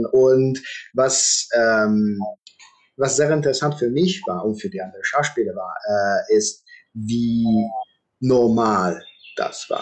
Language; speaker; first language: German; non-native, fluent; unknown